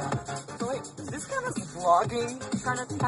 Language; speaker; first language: English; native; English